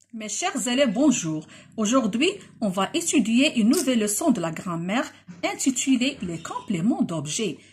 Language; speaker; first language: French; non-native, local second language; Arabic